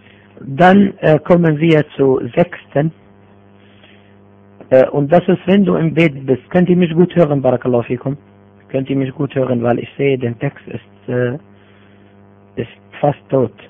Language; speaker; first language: German; non-native, fluent; Arabic